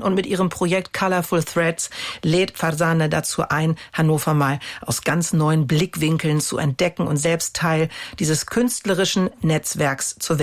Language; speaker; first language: German; native; German